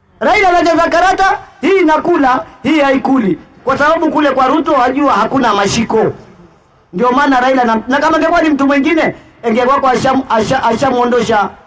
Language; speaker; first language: Swahili; native; Swahili